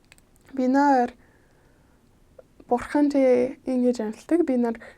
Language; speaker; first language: Mongolian; non-native, fluent; English